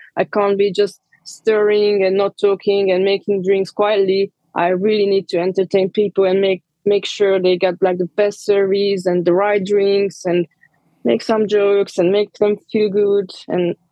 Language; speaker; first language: English; non-native, fluent; Romanian